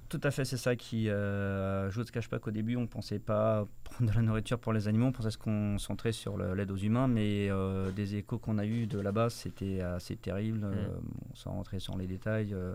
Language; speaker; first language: French; native; French